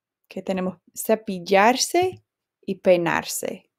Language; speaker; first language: Spanish; non-native, fluent; English